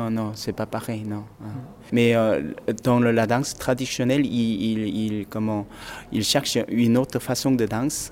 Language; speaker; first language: French; non-native, fluent; Korean